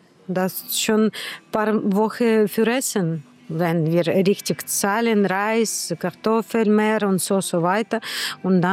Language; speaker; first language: German; non-native, learner; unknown